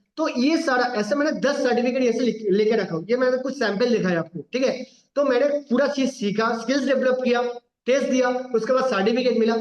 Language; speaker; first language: Hindi; non-native, local second language; Bangla